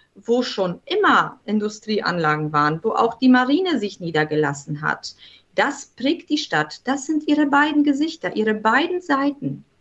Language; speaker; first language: German; native; German